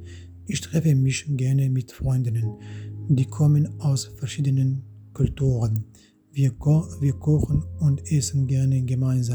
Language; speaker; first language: German; non-native, fluent; Arabic